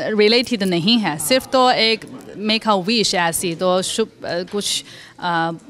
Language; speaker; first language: Hindi; non-native, fluent; Chinese